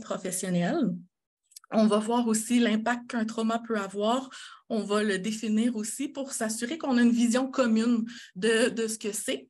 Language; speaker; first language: French; native; French